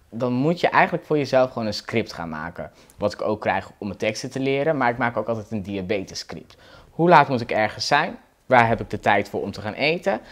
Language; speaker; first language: Dutch; native; Dutch